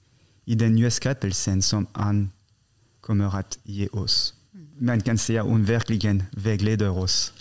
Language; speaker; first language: Swedish; non-native, fluent; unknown